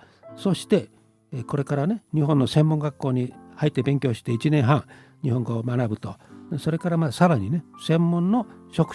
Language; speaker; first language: Japanese; native; Japanese